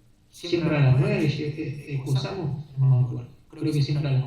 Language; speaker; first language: Spanish; native; Spanish